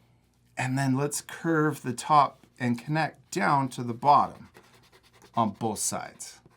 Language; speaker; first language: English; native; English